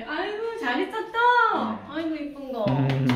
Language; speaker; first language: Korean; native; Korean